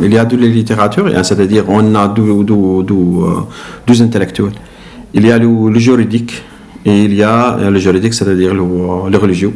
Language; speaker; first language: French; non-native, learner; Arabic